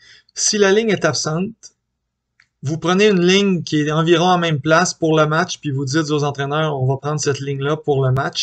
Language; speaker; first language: French; native; French